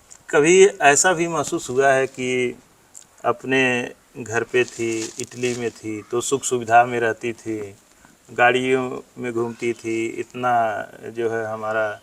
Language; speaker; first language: Hindi; native; Hindi